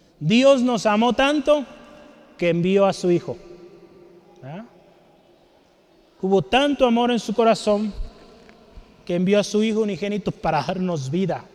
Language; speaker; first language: Spanish; native; Spanish